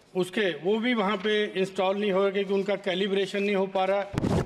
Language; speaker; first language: Hindi; native; Hindi